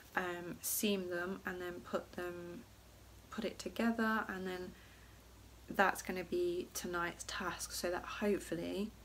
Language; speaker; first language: English; native; English